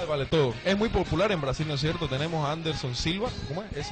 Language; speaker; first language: Spanish; native; Spanish